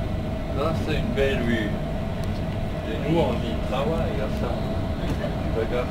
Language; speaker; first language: French; non-native, learner; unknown